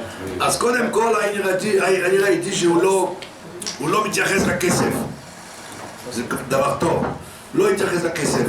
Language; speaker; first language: Hebrew; non-native, fluent; French